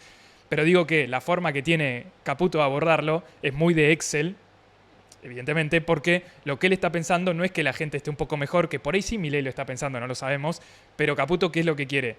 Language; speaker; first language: Spanish; native; Spanish